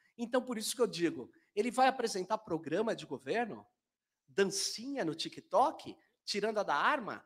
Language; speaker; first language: Portuguese; native; Portuguese